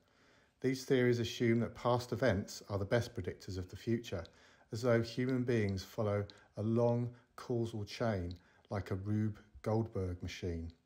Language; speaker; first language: English; native; English